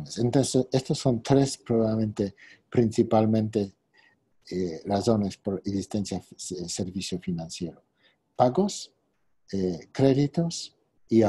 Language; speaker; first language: Spanish; non-native, fluent; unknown